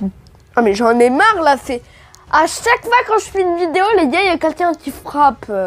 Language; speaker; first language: French; native; French